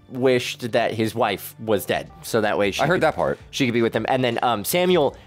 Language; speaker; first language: English; native; English